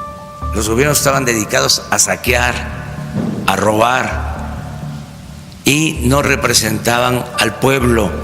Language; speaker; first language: Spanish; native; Spanish